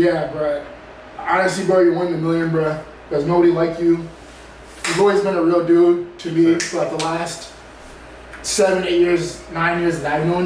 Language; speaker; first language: English; native; English